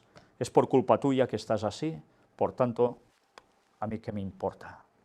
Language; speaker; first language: Spanish; native; Spanish